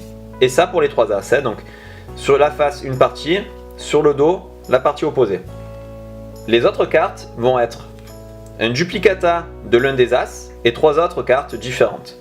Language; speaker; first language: French; native; French